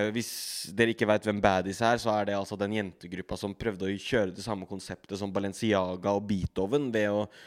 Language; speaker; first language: Norwegian; native; Norwegian